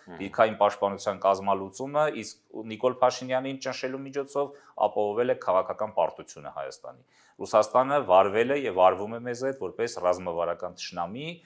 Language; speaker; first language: Armenian; native; Armenian